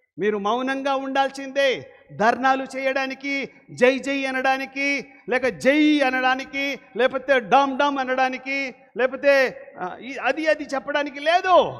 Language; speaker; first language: Telugu; non-native, local second language; Lambadi